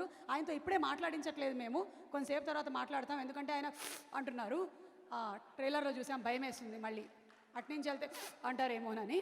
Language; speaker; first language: Telugu; native; Telugu